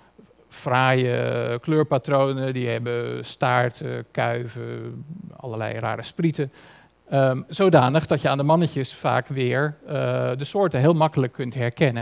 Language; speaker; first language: Dutch; native; Dutch